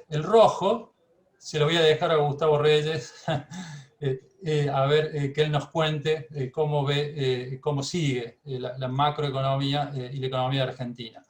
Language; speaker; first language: Spanish; native; Spanish